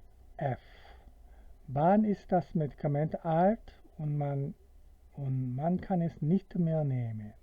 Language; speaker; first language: German; non-native, fluent; Korean